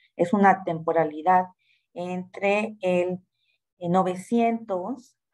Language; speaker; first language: Spanish; native; Spanish